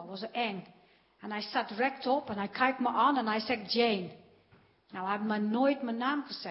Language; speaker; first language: Dutch; non-native, fluent; English